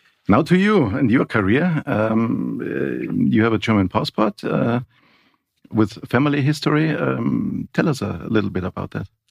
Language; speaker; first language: English; non-native, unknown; German